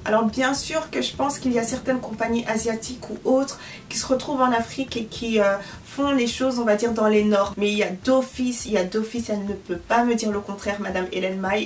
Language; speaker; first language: French; early bilingual, other home language; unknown